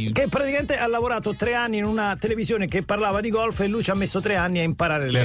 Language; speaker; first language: Italian; native; Italian